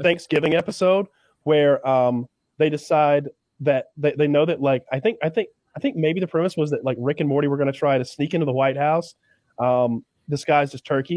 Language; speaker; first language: English; native; English